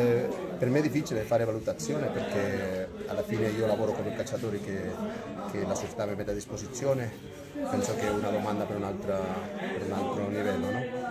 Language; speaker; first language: Italian; non-native, fluent; Spanish